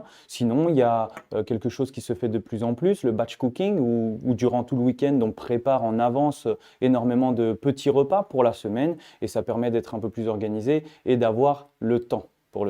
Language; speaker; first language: French; native; French